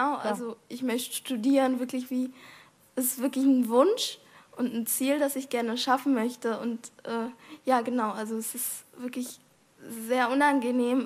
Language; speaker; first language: German; non-native, fluent; Arabic